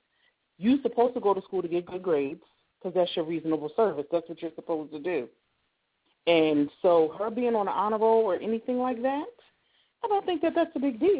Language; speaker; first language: English; native; English